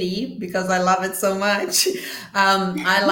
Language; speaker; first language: English; non-native, fluent; Portuguese